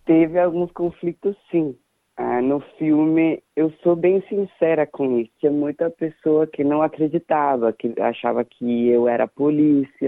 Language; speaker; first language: Portuguese; non-native, fluent; Danish